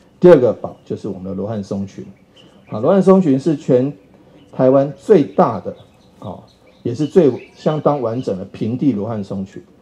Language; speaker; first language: Chinese; native; Chinese